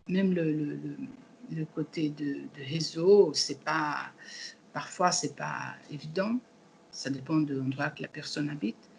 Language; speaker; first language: French; non-native, learner; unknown